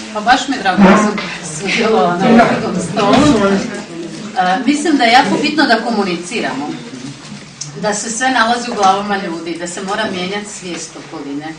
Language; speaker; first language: Croatian; native; Croatian